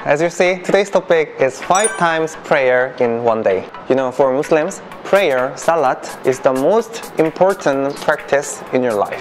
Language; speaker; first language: English; non-native, learner; Korean